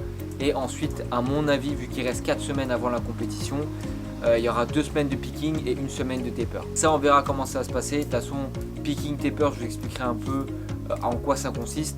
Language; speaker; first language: French; native; French